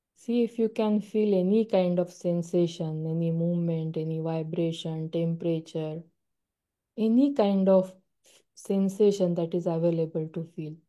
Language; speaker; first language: English; non-native, local second language; Marathi